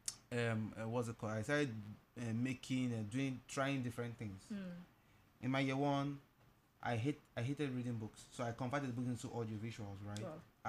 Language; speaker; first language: English; non-native, local second language; Igbo